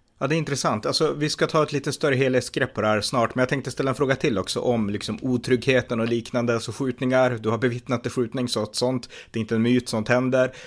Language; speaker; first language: Swedish; native; Swedish